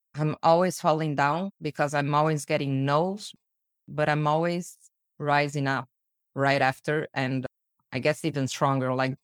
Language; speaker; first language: English; early bilingual, other home language; Portuguese